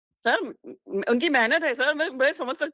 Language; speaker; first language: Hindi; native; Hindi